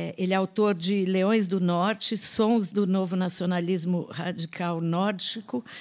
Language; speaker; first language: Portuguese; native; Portuguese